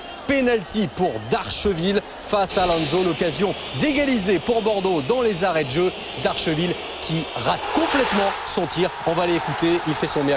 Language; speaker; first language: French; native; French